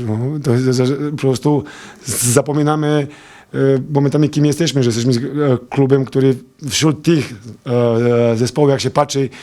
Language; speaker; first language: Polish; non-native, fluent; Serbian